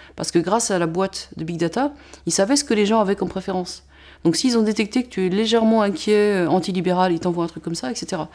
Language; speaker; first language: French; native; French